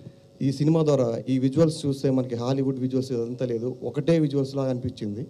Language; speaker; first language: Telugu; native; Telugu